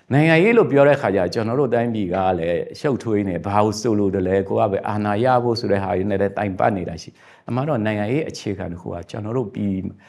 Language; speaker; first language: Burmese; non-native, local second language; Shan